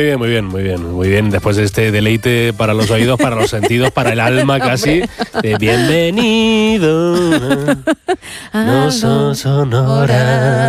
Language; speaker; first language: Spanish; native; Spanish